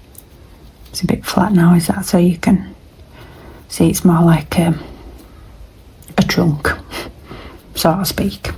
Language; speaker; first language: English; native; English